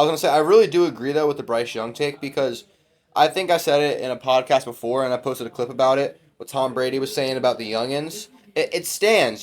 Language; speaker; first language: English; native; English